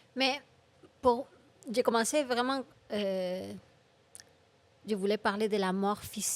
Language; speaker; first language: French; non-native, fluent; Spanish